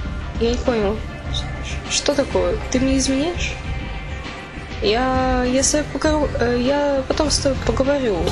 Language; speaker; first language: Russian; native; Russian